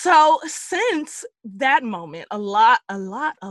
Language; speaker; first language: English; native; English